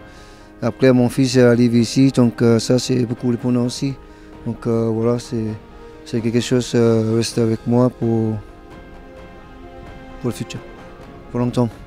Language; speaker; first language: French; non-native, learner; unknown